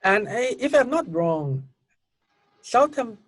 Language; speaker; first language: English; non-native, fluent; Thai